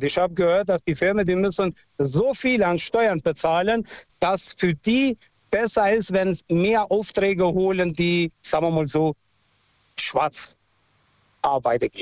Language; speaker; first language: German; non-native, local second language; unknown